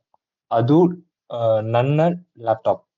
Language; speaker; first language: Kannada; non-native, learner; Tamil